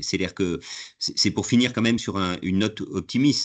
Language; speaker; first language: French; native; French